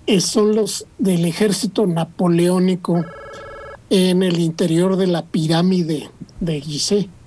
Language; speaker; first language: Spanish; native; Spanish